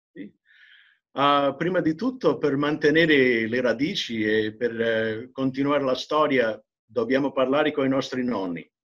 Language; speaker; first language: Italian; early bilingual, heritage; English